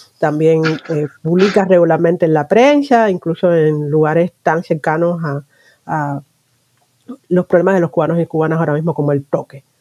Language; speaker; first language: Spanish; native; Spanish